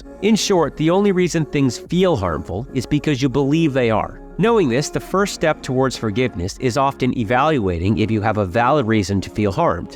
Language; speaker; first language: English; native; English